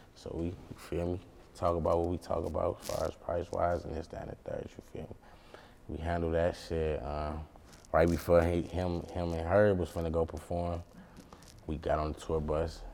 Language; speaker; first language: English; native; English